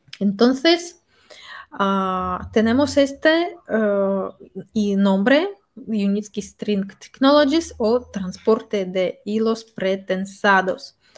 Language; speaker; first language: Spanish; non-native, fluent; Russian